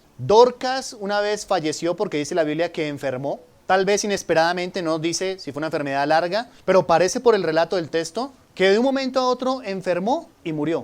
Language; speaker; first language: Spanish; native; Spanish